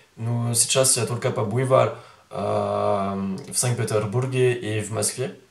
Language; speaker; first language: Russian; non-native, learner; French